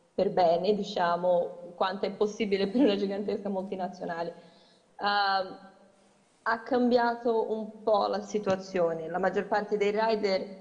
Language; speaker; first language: Italian; non-native, fluent; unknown